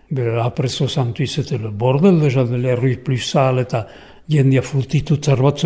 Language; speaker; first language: French; non-native, local second language; Basque